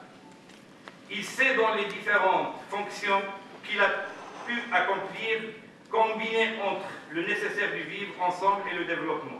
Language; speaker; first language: French; non-native, local second language; Arabic